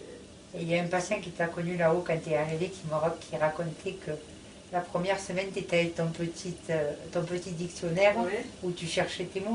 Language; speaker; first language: French; native; French